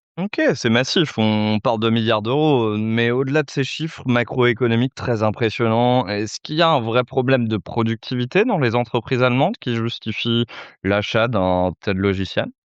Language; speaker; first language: French; native; French